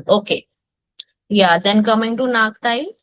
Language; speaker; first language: English; non-native, local second language; Hindi